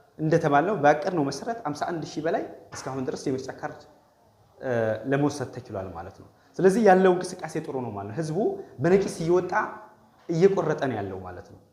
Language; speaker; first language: Amharic; non-native, local second language; Oromo